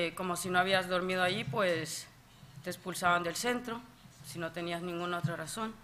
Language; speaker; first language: Spanish; native; Spanish